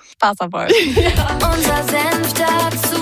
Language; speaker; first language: German; native; German